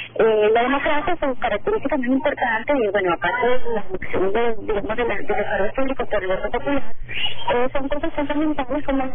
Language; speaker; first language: Spanish; native; Spanish